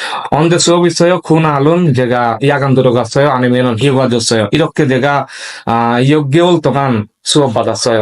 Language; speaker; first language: Korean; non-native, learner; Bangla